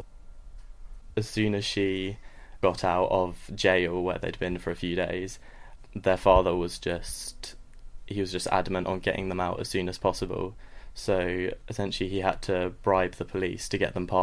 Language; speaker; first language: English; native; English